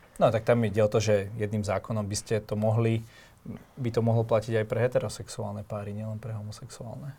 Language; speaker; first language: Slovak; native; Slovak